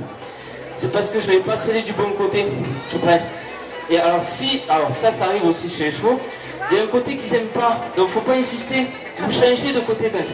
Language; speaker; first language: French; native; French